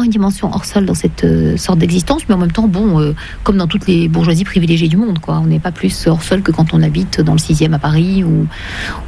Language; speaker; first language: French; native; French